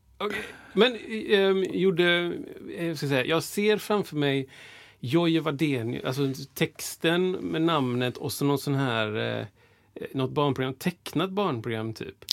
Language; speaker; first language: Swedish; early bilingual, other home language; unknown